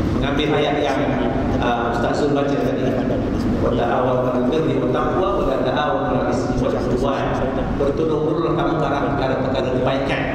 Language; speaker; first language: Malay; native; Malay